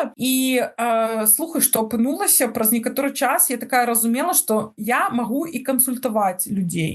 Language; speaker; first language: Russian; non-native, local second language; Belarusian